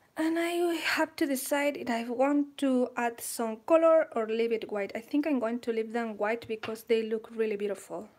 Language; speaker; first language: English; non-native, fluent; Spanish